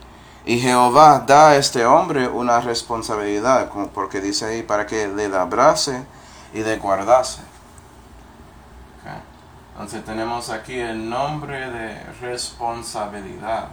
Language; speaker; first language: Spanish; non-native, fluent; English